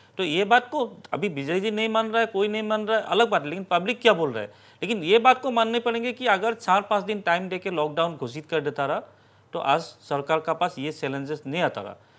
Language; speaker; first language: Hindi; non-native, local second language; Assamese